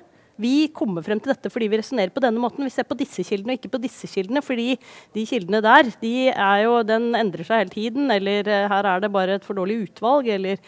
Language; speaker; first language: Norwegian; native; Norwegian